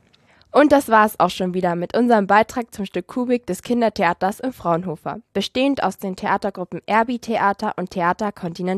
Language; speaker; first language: German; native; German